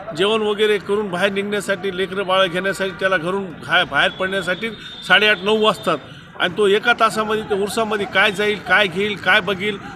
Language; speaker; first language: Marathi; native; Marathi